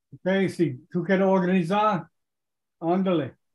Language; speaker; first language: Spanish; non-native, learner; English